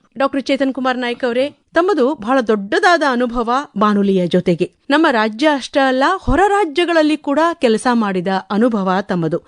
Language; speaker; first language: Kannada; native; Kannada